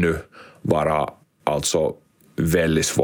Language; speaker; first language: Swedish; non-native, local second language; Finnish